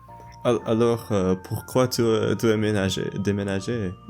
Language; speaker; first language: French; non-native, learner; English